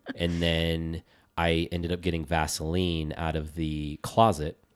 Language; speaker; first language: English; native; English